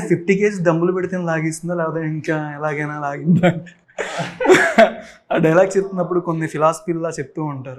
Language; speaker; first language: Telugu; native; Telugu